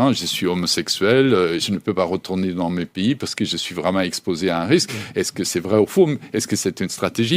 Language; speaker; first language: French; native; French